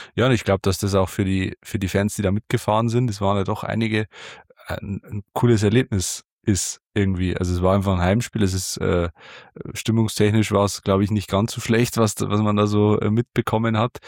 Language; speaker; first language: German; native; German